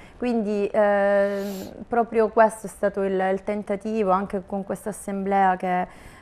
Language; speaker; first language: Italian; native; Italian